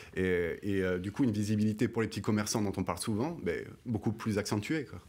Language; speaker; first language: French; native; French